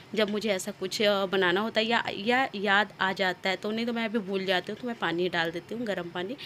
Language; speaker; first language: Hindi; native; Hindi